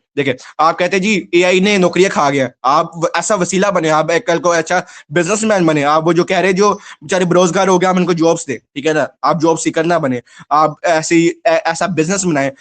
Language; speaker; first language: Urdu; non-native, local second language; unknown